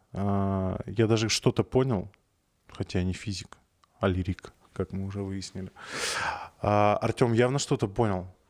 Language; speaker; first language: Russian; native; Russian